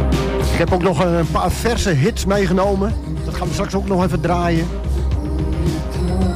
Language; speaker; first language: Dutch; native; Dutch